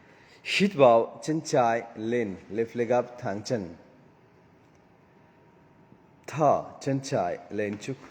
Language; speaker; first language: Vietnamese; non-native, learner; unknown